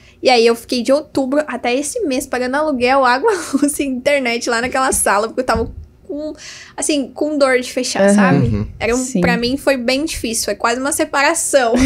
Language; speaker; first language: Portuguese; native; Portuguese